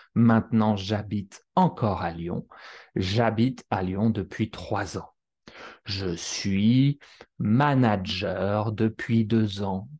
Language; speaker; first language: French; native; French